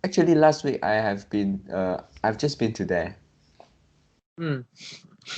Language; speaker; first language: English; non-native, local second language; Chinese